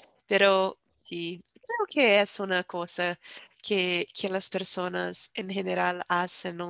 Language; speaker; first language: Spanish; non-native, fluent; Portuguese